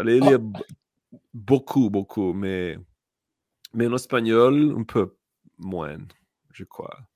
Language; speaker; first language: French; non-native, learner; English